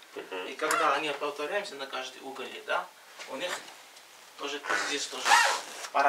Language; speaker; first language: Russian; non-native, learner; Georgian